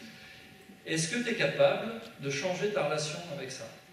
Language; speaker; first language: French; native; French